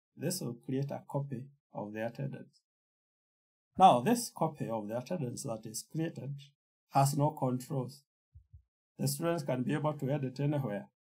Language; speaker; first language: English; non-native, local second language; Kikuyu